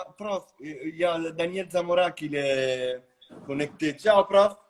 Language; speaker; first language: French; non-native, fluent; Italian